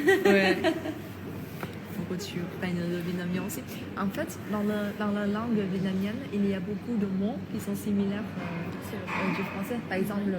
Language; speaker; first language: French; non-native, fluent; Vietnamese